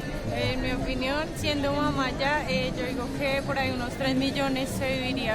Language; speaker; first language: Spanish; native; Spanish